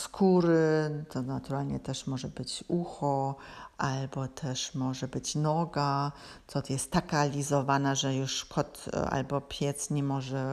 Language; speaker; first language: Polish; non-native, learner; German